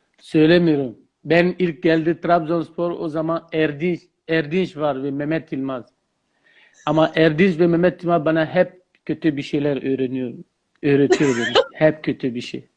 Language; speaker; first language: Turkish; non-native, learner; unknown